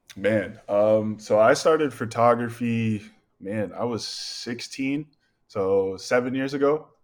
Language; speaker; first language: English; native; English